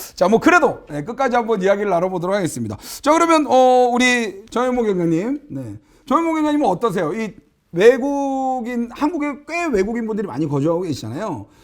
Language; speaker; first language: Korean; native; Korean